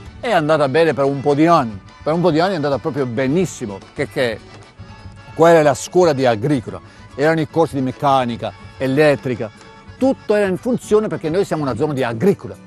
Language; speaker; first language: Italian; non-native, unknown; Albanian